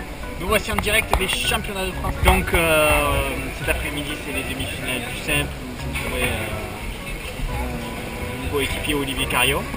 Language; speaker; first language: French; native; French